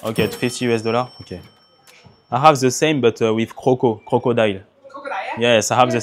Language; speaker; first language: English; non-native, learner; French